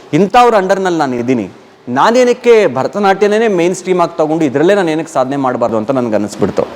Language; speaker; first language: Kannada; non-native, local second language; Telugu